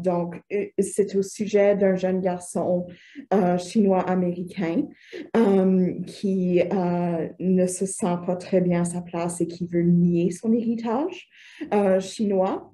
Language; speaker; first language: French; native; French